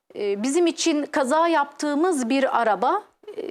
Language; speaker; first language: Turkish; native; Turkish